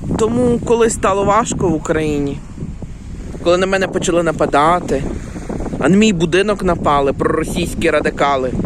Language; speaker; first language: Ukrainian; native; Ukrainian